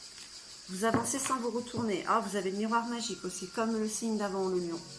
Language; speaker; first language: French; native; French